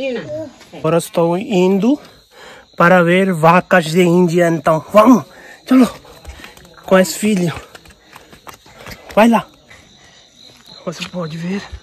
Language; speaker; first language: Portuguese; non-native, learner; Hindi